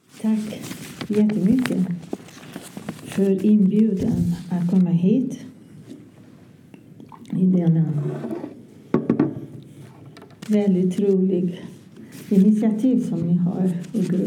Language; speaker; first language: Swedish; non-native, fluent; Portuguese